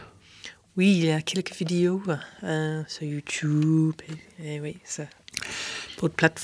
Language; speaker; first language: French; non-native, fluent; English